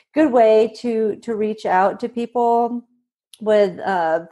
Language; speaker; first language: English; non-native, fluent; Swedish